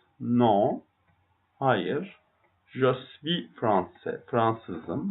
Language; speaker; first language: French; non-native, fluent; Turkish